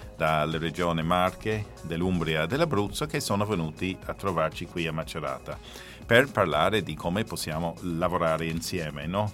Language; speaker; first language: Italian; non-native, fluent; English